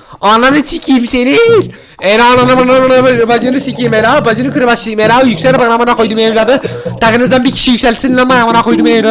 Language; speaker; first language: Turkish; native; Turkish